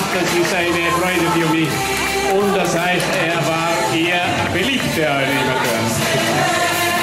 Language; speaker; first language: German; non-native, learner; Italian